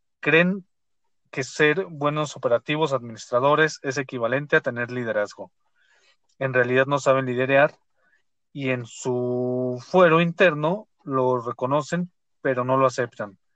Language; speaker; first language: Spanish; native; Spanish